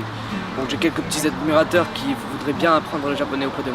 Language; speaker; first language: French; early bilingual, other home language; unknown